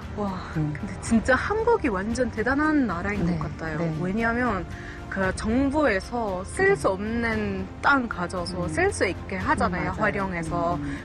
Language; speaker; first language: Korean; non-native, fluent; Arabic